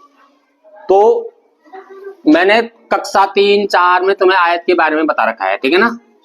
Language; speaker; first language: Hindi; native; Hindi